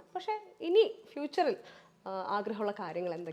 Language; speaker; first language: Malayalam; native; Malayalam